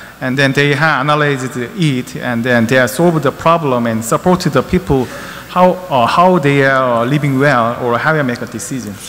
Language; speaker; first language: English; non-native, learner; Korean